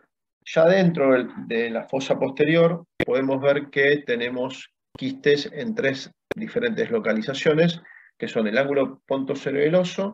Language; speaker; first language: Spanish; native; Spanish